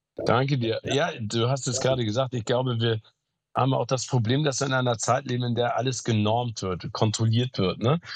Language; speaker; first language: German; native; German